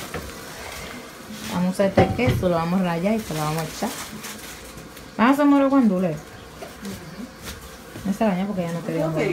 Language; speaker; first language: Spanish; native; Spanish